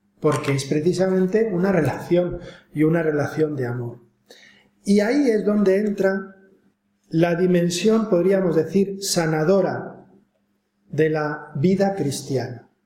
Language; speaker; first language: Spanish; native; Spanish